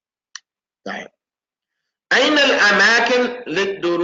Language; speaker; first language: Arabic; non-native, fluent; English